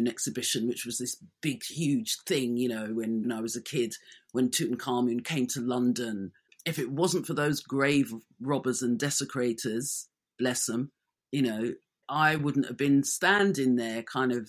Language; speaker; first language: English; native; English